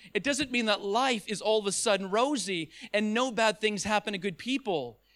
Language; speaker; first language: English; native; English